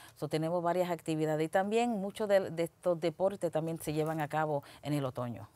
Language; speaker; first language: Spanish; early bilingual, heritage; Spanish